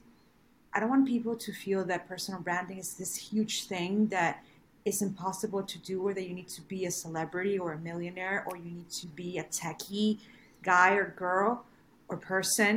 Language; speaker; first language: English; non-native, fluent; Spanish